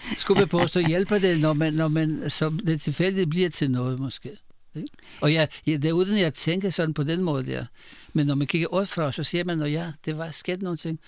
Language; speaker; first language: Danish; non-native, fluent; Polish